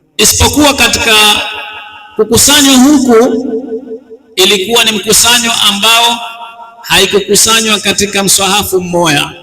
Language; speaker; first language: Swahili; native; Swahili